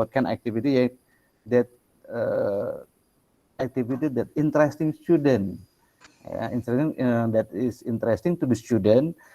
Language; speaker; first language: English; non-native, local second language; Indonesian